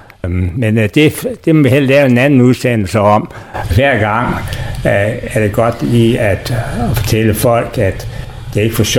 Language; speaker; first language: Danish; native; Danish